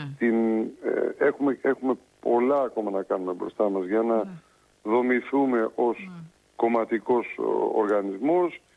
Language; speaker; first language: Greek; native; Greek